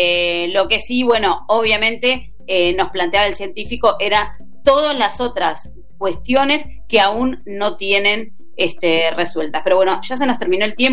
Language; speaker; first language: Spanish; native; Spanish